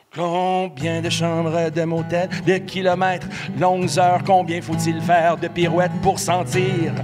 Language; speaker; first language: French; native; French